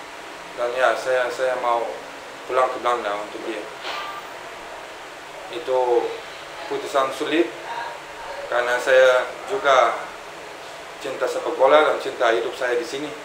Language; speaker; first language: Indonesian; non-native, fluent; Dutch